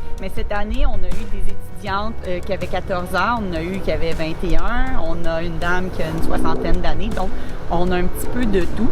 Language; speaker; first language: French; native; French